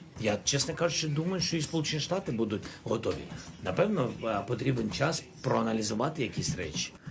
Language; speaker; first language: Ukrainian; non-native, local second language; Russian